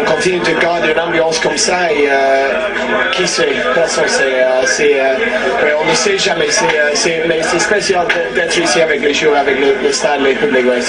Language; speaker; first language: French; non-native, fluent; English